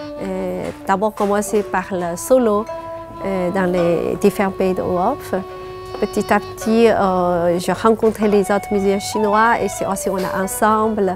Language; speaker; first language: French; non-native, learner; Chinese